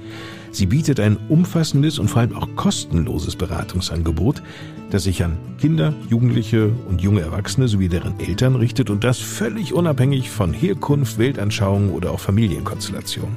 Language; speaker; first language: German; native; German